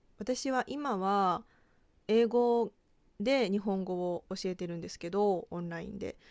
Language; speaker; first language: Japanese; native; Japanese